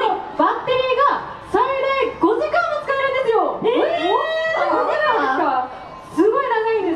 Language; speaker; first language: Japanese; native; Japanese